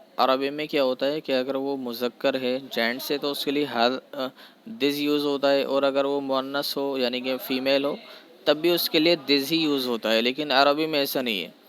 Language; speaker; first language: Urdu; native; Urdu